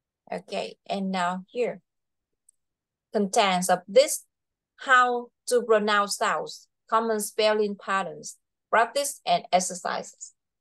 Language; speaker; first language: English; non-native, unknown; Vietnamese